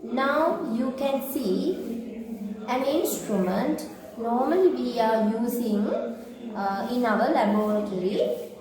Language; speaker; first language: English; non-native, local second language; Sinhala